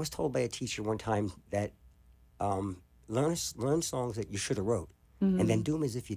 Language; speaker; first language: English; native; English